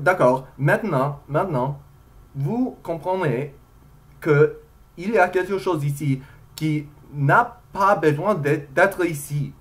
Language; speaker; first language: French; non-native, learner; English